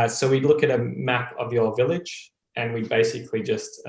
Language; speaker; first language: English; native; English